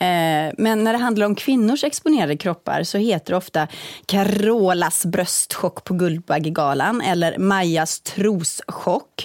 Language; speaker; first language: Swedish; native; Swedish